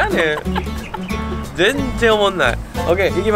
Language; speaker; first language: Japanese; native; Japanese